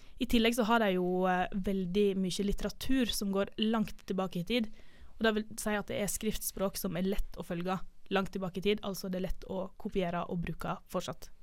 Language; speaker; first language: Norwegian; native; Norwegian